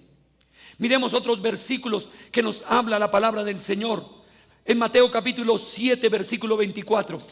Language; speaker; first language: Spanish; native; Spanish